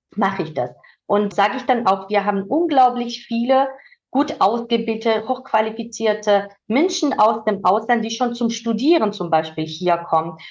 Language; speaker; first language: German; non-native, fluent; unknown